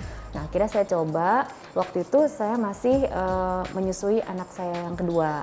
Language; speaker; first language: Indonesian; native; Indonesian